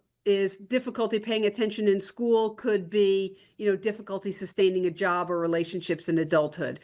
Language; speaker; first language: English; native; English